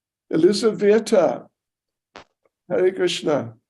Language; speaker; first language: Russian; non-native, learner; English